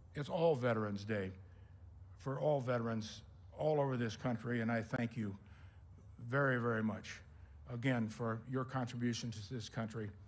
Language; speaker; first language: English; native; English